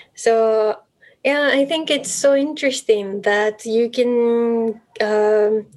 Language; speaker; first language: English; non-native, fluent; Japanese